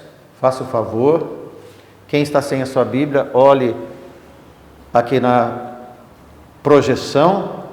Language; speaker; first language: Portuguese; native; Portuguese